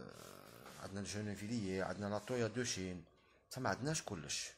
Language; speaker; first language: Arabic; native; Arabic